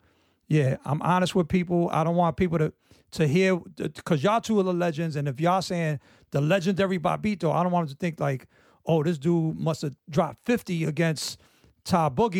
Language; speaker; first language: English; native; English